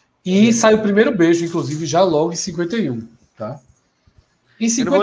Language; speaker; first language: Portuguese; native; Portuguese